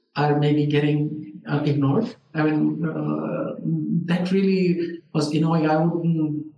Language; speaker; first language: English; non-native, local second language; Urdu